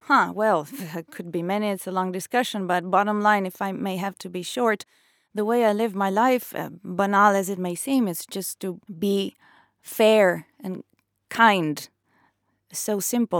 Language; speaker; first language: English; non-native, fluent; Italian